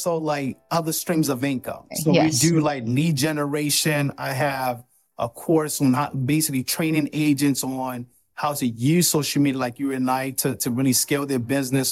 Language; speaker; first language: English; non-native, local second language; Yoruba